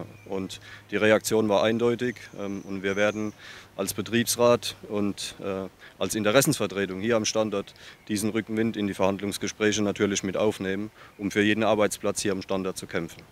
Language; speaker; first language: German; native; German